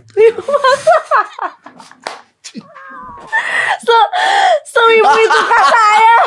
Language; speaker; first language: Indonesian; native; Indonesian